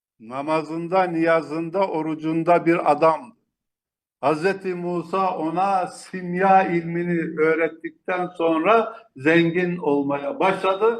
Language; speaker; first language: Turkish; native; Turkish